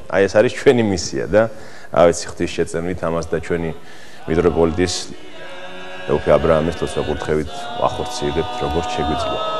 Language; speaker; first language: Georgian; native; Georgian